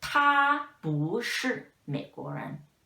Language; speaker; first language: Chinese; non-native, fluent; English